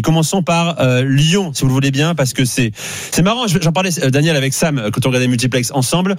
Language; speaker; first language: French; native; French